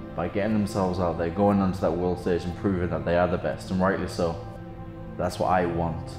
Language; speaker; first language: English; native; English